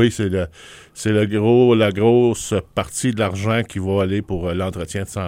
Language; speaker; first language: French; native; French